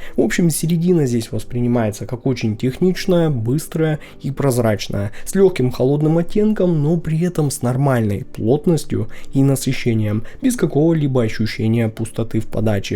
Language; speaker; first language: Russian; native; Russian